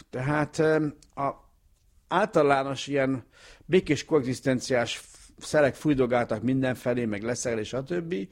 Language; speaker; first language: Hungarian; early bilingual, heritage; Hungarian